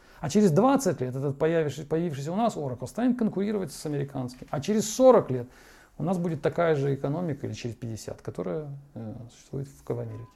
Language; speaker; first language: Russian; native; Russian